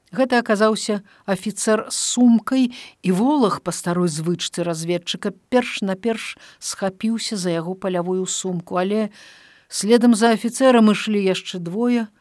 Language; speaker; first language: Belarusian; native; Belarusian